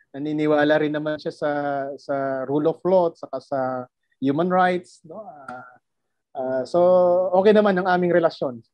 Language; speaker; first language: Filipino; non-native, local second language; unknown